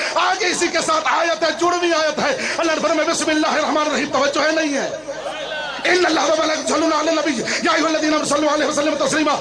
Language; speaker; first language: Urdu; non-native, local second language; Punjabi